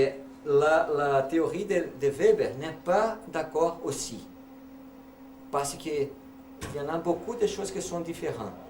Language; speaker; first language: French; non-native, learner; Portuguese